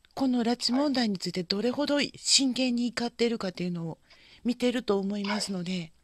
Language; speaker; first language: Japanese; native; Japanese